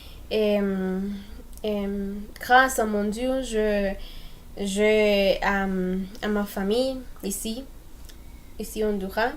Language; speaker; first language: French; non-native, learner; Spanish